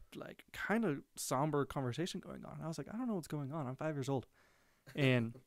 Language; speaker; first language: English; native; English